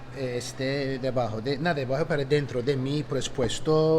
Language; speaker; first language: Spanish; non-native, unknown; Turkish